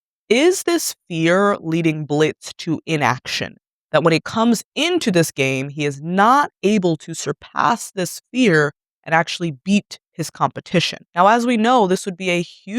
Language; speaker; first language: English; native; English